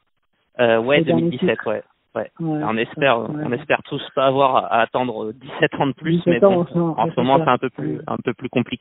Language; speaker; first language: French; native; French